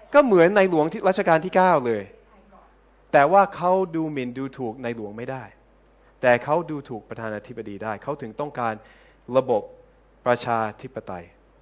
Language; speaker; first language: Thai; non-native, fluent; English